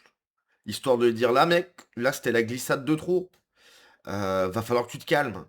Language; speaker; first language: French; native; French